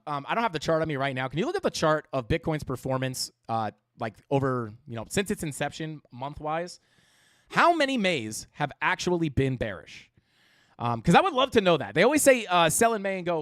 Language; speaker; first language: English; native; English